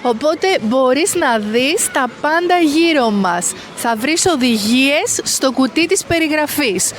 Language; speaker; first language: Greek; native; Greek